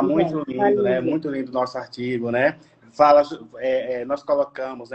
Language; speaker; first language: Portuguese; native; Portuguese